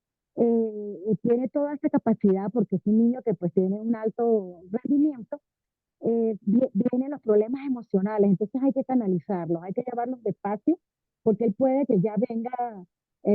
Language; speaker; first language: Spanish; native; Spanish